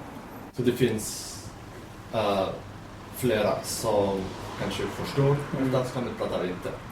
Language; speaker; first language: Swedish; non-native, learner; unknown